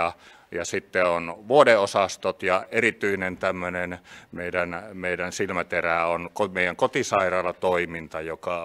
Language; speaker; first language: Finnish; native; Finnish